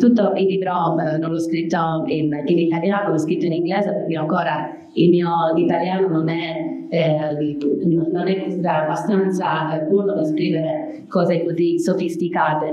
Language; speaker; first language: Italian; non-native, fluent; Arabic